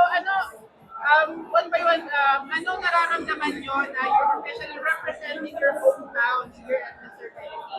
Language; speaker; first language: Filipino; native; Filipino